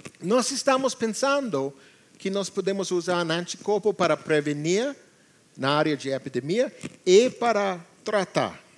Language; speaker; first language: Portuguese; non-native, learner; English